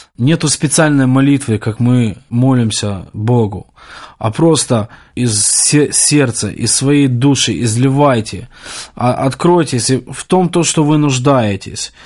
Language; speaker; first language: Russian; native; Russian